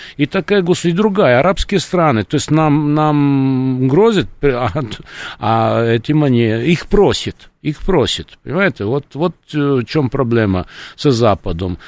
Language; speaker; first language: Russian; non-native, fluent; Serbian